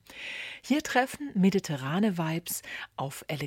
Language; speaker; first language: German; native; German